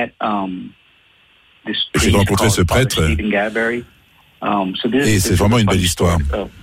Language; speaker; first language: French; non-native, fluent; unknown